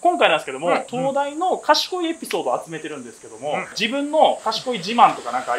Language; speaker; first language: Japanese; native; Japanese